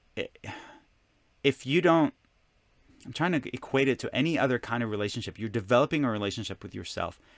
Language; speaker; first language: English; non-native, fluent; Hebrew